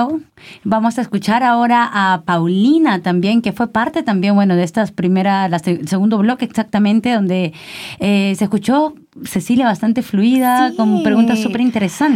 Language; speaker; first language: Spanish; native; Spanish